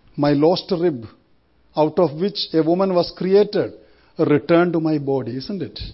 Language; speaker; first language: English; non-native, local second language; Malayalam